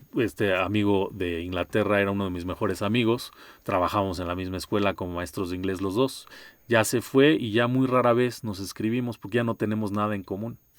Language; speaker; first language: Spanish; native; Spanish